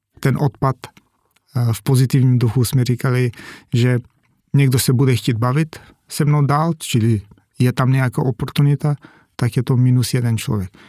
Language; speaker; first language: Czech; non-native, fluent; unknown